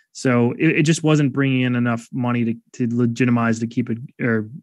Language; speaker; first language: English; native; English